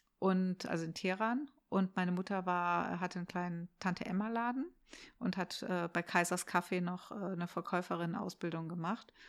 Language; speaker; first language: German; early bilingual, heritage; German